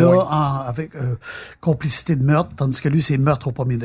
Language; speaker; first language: French; native; French